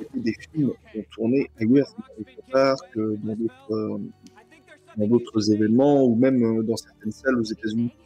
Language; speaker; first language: French; native; French